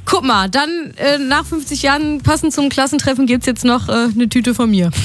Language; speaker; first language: German; native; German